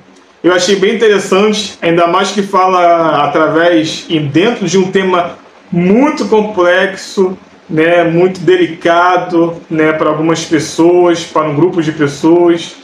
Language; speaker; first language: Portuguese; native; Portuguese